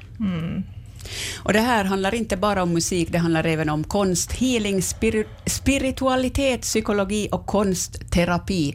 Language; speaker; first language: Swedish; native; Swedish